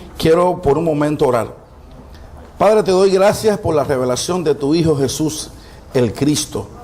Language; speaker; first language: Spanish; non-native, fluent; Haitian Creole